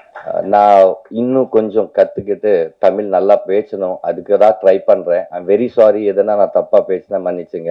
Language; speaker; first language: Tamil; non-native, learner; Telugu